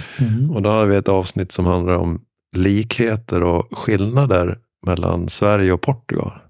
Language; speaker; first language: Swedish; native; Swedish